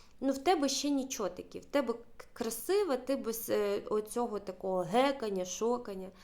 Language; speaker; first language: Ukrainian; native; Ukrainian